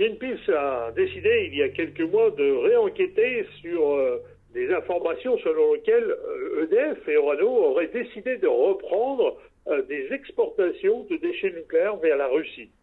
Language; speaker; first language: French; native; French